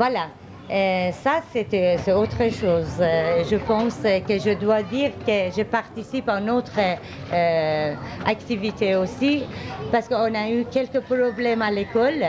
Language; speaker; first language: French; non-native, fluent; Persian